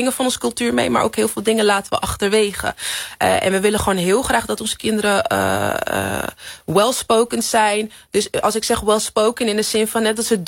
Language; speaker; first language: Dutch; native; Dutch